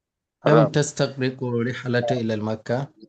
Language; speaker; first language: Arabic; non-native, learner; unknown